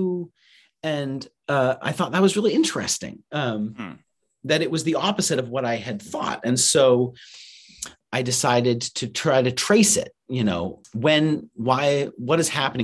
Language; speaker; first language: English; native; English